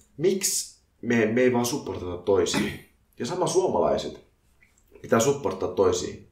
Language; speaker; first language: Finnish; early bilingual, other home language; Arabic